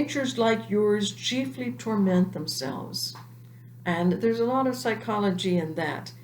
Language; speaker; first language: English; native; English